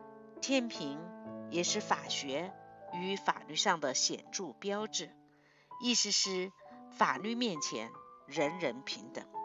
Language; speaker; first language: Chinese; native; Chinese